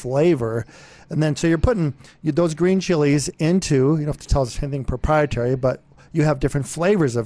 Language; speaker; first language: English; native; English